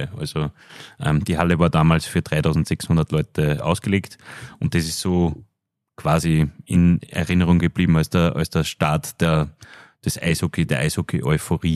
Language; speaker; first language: German; native; German